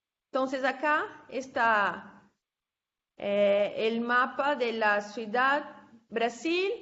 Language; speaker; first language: Spanish; non-native, fluent; Portuguese